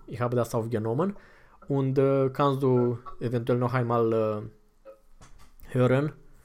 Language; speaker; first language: German; non-native, fluent; Romanian